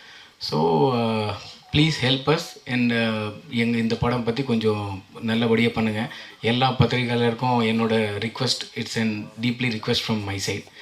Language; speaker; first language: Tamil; non-native, fluent; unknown